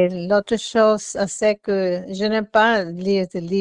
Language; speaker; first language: French; non-native, learner; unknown